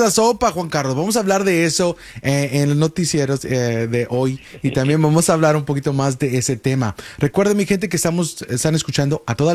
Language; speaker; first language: Spanish; early bilingual, heritage; Spanish